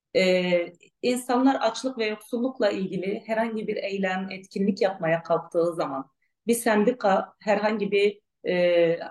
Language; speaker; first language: Turkish; non-native, local second language; Arabic